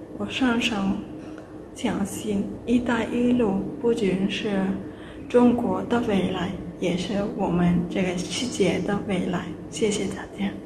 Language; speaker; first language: Chinese; non-native, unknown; Turkmen